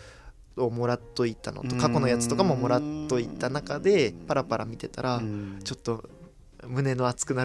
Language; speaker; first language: Japanese; native; Japanese